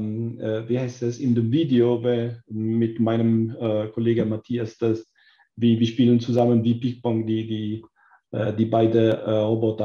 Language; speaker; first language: German; non-native, learner; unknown